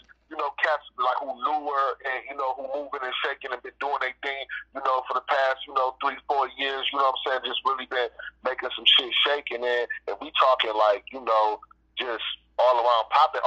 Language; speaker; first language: English; native; English